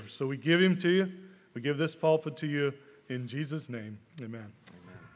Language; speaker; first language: English; native; English